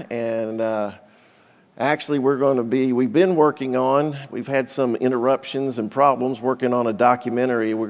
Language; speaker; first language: English; native; English